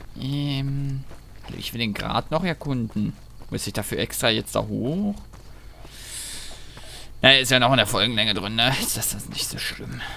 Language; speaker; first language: German; native; German